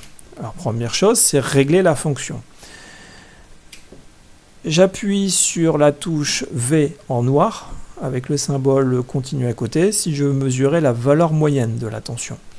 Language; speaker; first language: French; native; French